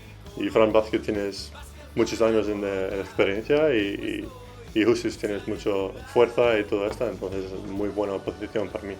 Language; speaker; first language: Spanish; non-native, learner; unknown